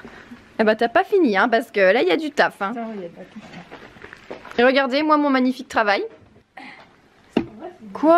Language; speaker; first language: French; native; French